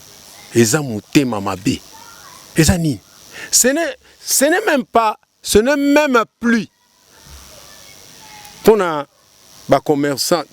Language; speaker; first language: French; non-native, local second language; Kongo